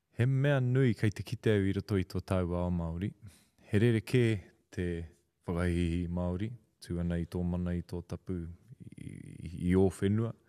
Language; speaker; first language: Māori; native; Māori